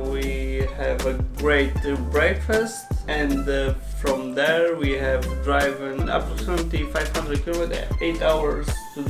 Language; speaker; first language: English; non-native, learner; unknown